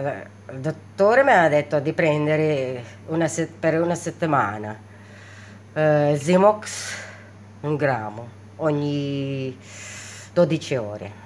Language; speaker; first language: Italian; non-native, learner; Filipino